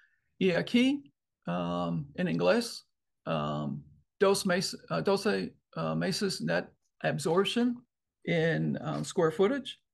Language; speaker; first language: Spanish; non-native, learner; English